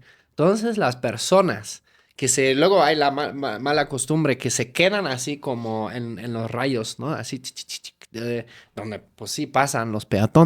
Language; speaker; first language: Spanish; non-native, fluent; German